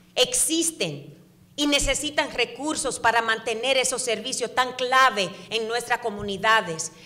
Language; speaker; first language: Spanish; early bilingual, heritage; Spanish